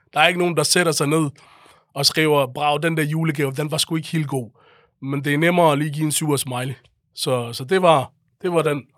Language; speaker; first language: Danish; early bilingual, other home language; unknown